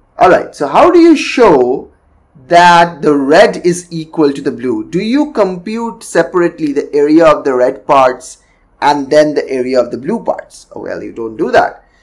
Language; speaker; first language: English; non-native, local second language; Bangla